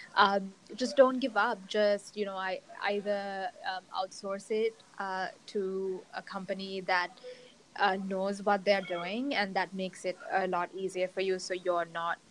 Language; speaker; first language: English; non-native, local second language; Sinhala